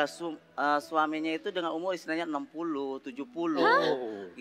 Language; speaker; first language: Indonesian; native; Indonesian